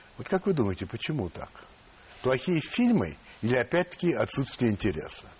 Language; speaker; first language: Russian; non-native, fluent; French